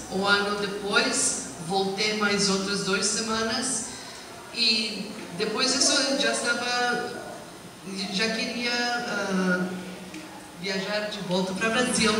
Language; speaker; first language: Portuguese; non-native, learner; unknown